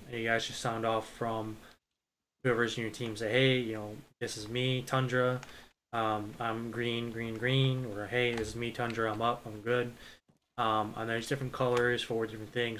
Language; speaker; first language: English; native; English